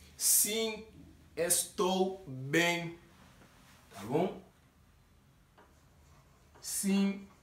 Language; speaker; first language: Portuguese; non-native, learner; Haitian Creole